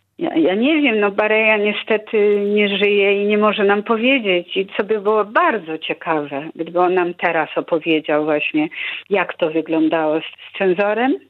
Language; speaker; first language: Polish; early bilingual, heritage; Polish